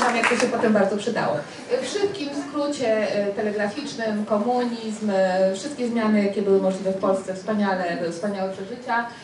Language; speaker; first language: Polish; early bilingual, heritage; Spanish